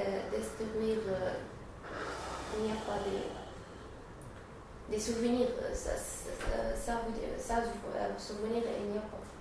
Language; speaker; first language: French; non-native, learner; Arabic